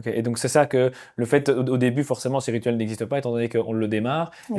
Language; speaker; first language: French; native; French